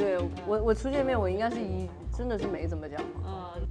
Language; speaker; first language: Chinese; native; Chinese